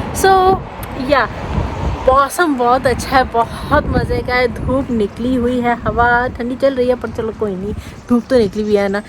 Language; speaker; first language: Urdu; native; Urdu